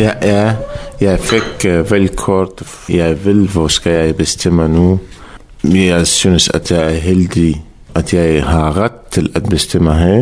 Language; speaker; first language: Danish; non-native, learner; Arabic